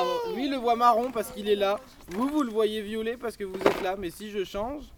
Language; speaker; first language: French; native; French